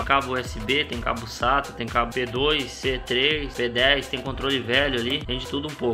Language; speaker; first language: Portuguese; native; Portuguese